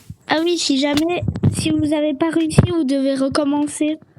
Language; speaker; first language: French; native; French